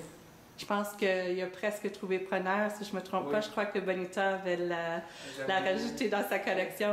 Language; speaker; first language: French; native; French